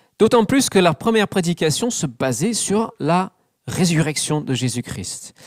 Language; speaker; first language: French; non-native, fluent; English